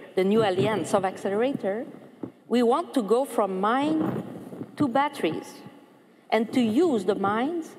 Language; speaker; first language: English; non-native, fluent; French